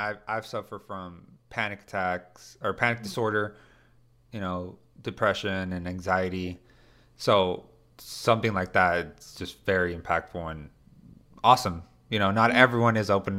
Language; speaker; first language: English; early bilingual, other home language; Spanish